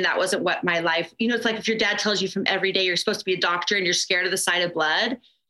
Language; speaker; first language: English; native; English